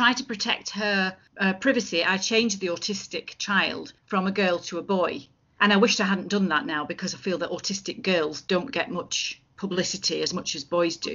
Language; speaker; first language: English; native; English